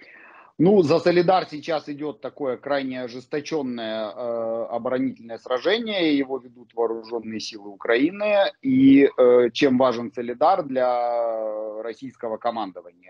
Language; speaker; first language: Russian; native; Russian